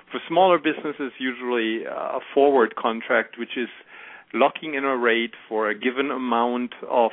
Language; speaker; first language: English; non-native, fluent; German